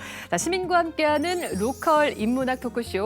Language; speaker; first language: Korean; native; Korean